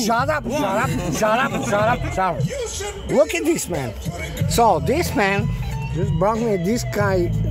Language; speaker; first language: English; non-native, learner; Bulgarian